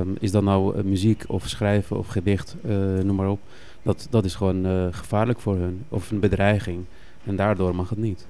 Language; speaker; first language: Dutch; non-native, fluent; Arabic